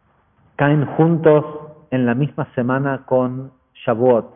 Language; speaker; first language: Spanish; native; Spanish